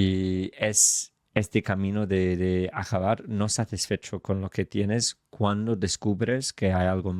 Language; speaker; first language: Spanish; non-native, fluent; English